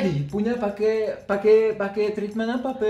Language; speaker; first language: Indonesian; non-native, fluent; French